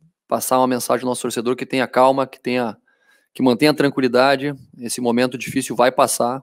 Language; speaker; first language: Portuguese; native; Portuguese